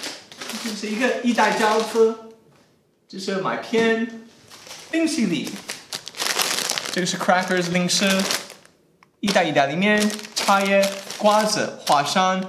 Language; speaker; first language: Chinese; non-native, fluent; English